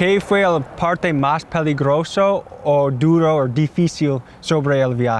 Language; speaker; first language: Spanish; non-native, learner; English